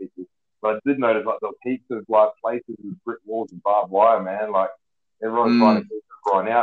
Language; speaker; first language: English; native; English